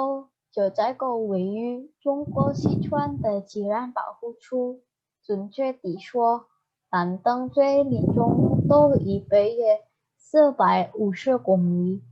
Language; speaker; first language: Chinese; non-native, learner; Indonesian